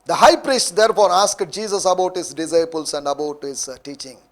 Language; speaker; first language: English; non-native, local second language; Telugu